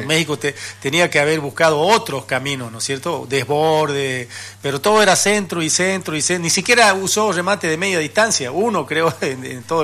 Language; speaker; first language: Spanish; native; Spanish